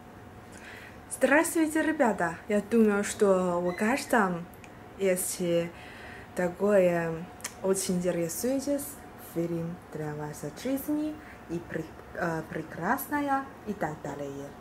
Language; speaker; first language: Russian; non-native, learner; Chinese